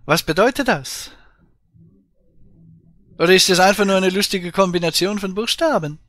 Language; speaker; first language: German; native; German